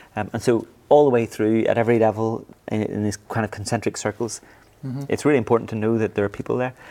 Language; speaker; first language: English; native; English